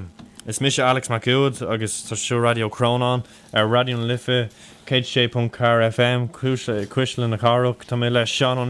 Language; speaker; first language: Irish; non-native, local second language; English